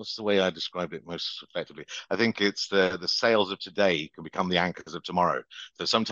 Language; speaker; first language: English; native; English